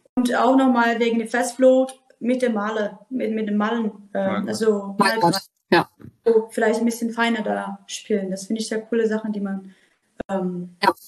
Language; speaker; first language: German; non-native, fluent; Portuguese